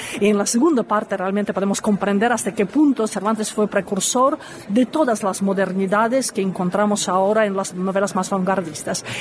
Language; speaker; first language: Spanish; non-native, fluent; Russian